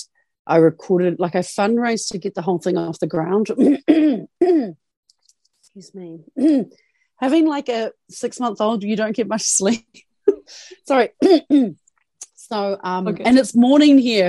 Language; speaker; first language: English; native; English